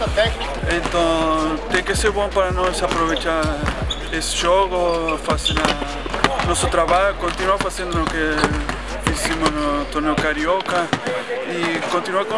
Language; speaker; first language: Portuguese; non-native, fluent; Spanish